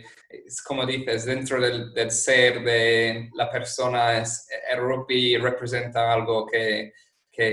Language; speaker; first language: Spanish; non-native, fluent; English